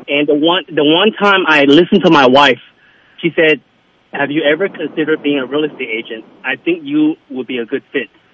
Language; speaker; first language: English; early bilingual, other home language; Vietnamese